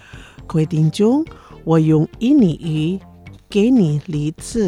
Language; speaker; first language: Chinese; non-native, fluent; Indonesian